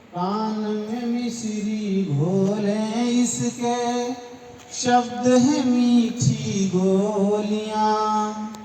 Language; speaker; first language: Hindi; native; Hindi